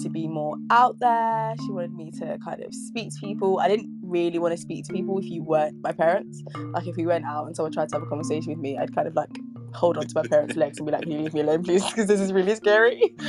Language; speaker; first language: English; native; English